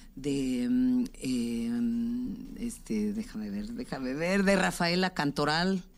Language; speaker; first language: Spanish; native; Spanish